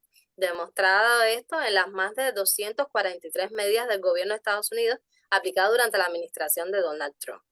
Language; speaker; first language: Spanish; native; Spanish